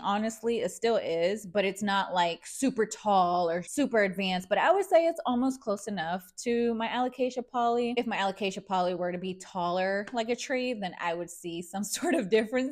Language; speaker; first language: English; early bilingual, other home language; Spanish